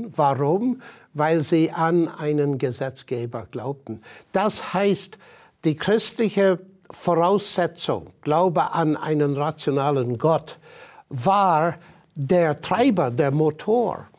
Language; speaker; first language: German; non-native, fluent; English